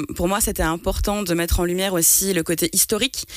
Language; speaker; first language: French; native; French